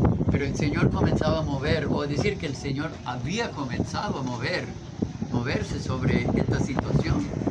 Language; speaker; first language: Spanish; non-native, fluent; English